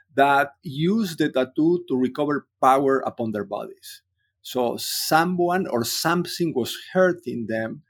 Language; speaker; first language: English; non-native, fluent; Spanish